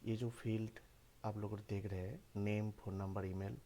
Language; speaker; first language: Hindi; non-native, local second language; Bangla